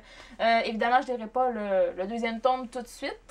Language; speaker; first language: French; native; French